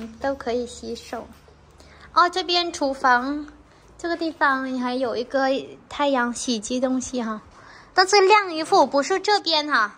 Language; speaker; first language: Chinese; non-native, fluent; Vietnamese